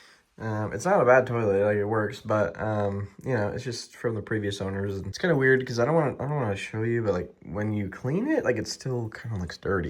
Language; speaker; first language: English; native; English